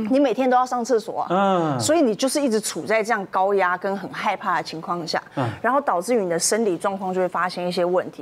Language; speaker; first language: Chinese; native; Chinese